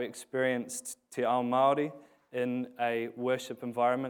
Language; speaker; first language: English; native; English